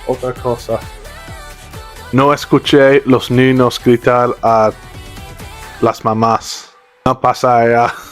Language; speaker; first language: Spanish; non-native, learner; English